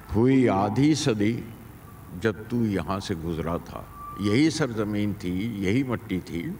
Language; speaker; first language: Hindi; native; Hindi